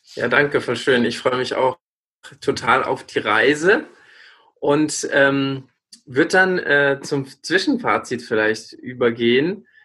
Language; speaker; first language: German; native; German